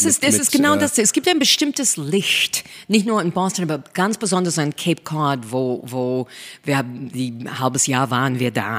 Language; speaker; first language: German; non-native, fluent; English